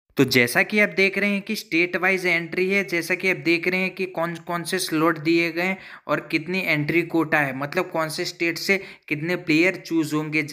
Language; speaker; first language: Hindi; non-native, local second language; Gujarati